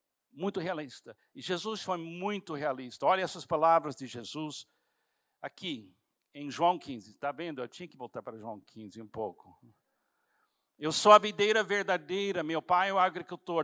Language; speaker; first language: Portuguese; non-native, fluent; English